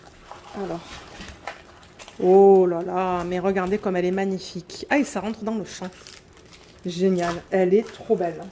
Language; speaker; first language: French; native; French